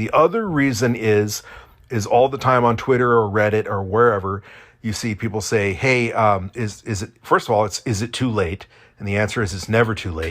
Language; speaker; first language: English; native; English